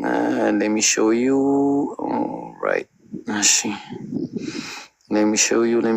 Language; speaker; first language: English; non-native, fluent; Amharic